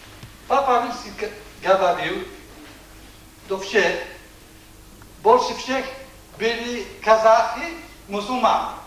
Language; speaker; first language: Russian; non-native, learner; Polish